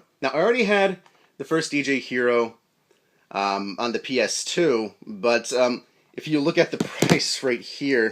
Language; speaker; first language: English; native; English